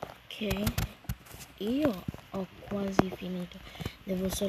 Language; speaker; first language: Italian; early bilingual, other home language; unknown